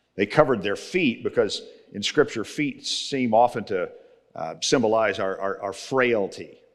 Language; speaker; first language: English; native; English